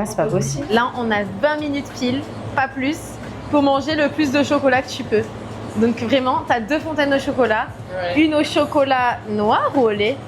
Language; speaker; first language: French; native; French